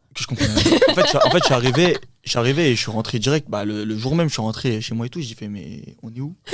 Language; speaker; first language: French; early bilingual, other home language; Turkish